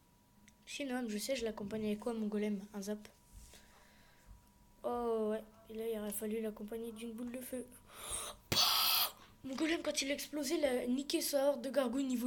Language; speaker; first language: French; native; French